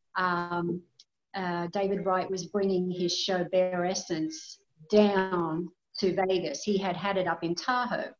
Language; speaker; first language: English; native; English